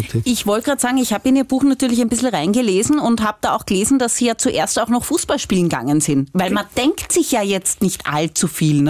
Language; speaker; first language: German; native; German